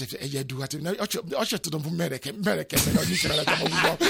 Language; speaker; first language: Hungarian; non-native, fluent; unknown